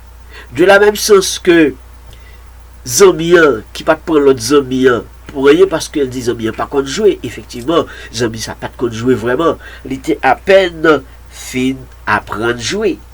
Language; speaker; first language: French; non-native, local second language; Haitian Creole